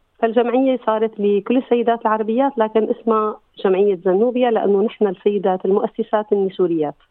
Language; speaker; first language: Arabic; native; Arabic